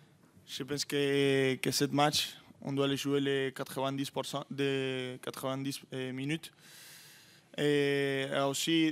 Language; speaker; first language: French; non-native, fluent; Spanish